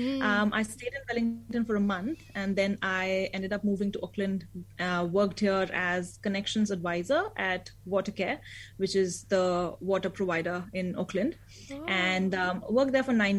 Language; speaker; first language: English; non-native, local second language; Hindi